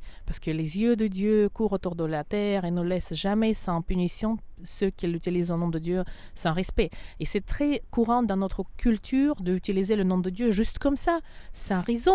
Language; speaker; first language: French; non-native, fluent; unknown